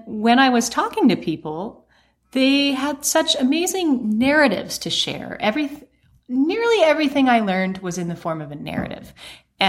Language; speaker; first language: English; native; English